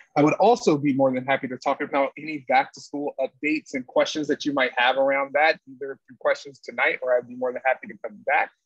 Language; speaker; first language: English; native; English